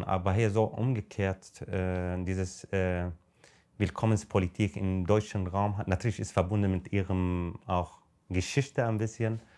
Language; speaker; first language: German; non-native, fluent; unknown